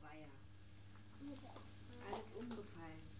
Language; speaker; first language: German; native; German